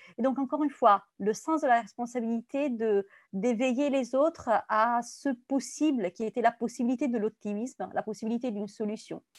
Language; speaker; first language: French; non-native, fluent; Italian